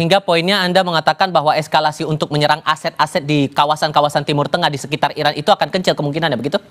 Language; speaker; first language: Indonesian; native; Indonesian